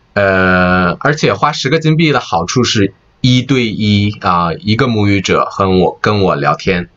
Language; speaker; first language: Chinese; native; Chinese